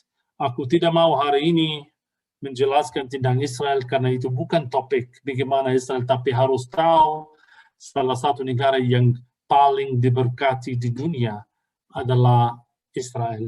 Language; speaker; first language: Indonesian; non-native, fluent; Arabic